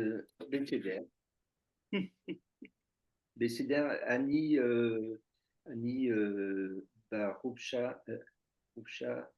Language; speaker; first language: Hebrew; non-native, learner; French